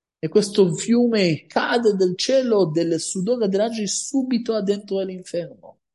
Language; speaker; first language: Italian; non-native, fluent; Hebrew